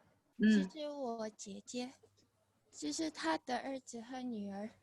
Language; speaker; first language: Chinese; non-native, learner; Indonesian